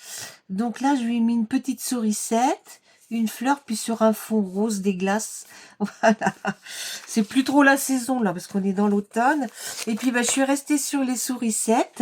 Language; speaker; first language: French; native; French